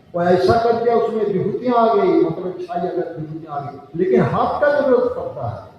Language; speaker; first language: Hindi; non-native, local second language; Bangla